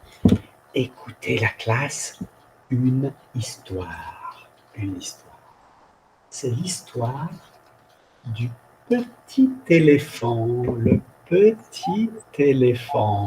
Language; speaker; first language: French; non-native, fluent; English